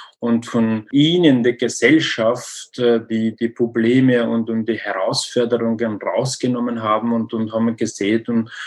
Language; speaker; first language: German; non-native, learner; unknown